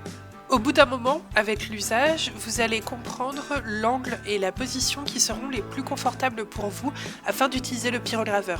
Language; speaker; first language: French; native; French